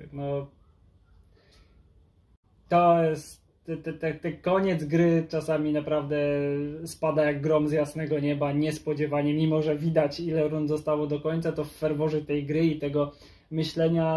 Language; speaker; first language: Polish; native; Polish